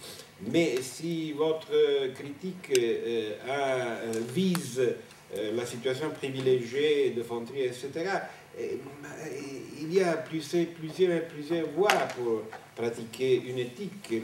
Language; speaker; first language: French; non-native, fluent; Italian